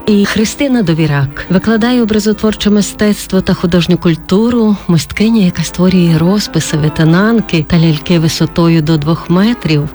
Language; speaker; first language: Ukrainian; native; Ukrainian